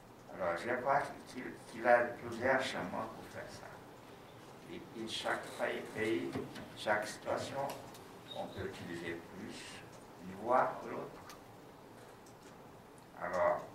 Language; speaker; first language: French; non-native, fluent; Portuguese